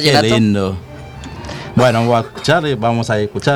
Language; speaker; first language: Spanish; non-native, learner; Haitian Creole